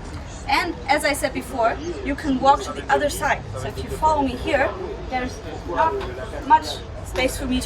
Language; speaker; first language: English; non-native, fluent; German